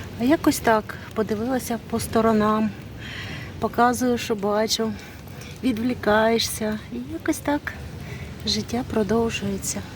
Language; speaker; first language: Ukrainian; non-native, local second language; Russian